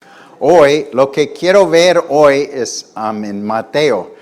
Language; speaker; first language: Spanish; non-native, fluent; English